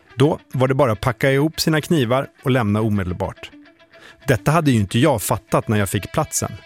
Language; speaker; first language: Swedish; native; Swedish